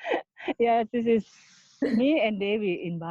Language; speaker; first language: English; non-native, learner; Indonesian